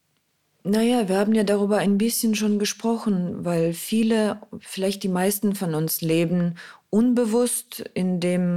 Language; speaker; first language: German; non-native, fluent; Russian